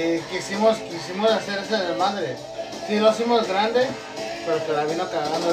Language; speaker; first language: Spanish; early bilingual, heritage; Spanish